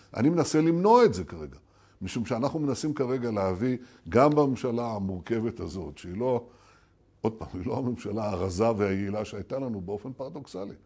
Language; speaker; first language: Hebrew; native; Hebrew